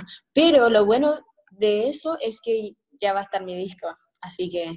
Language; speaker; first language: Spanish; early bilingual, heritage; Spanish